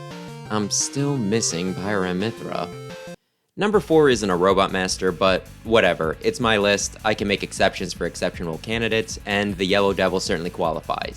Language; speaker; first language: English; native; English